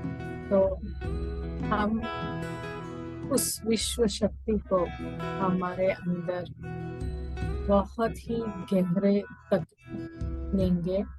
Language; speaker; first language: Hindi; native; Hindi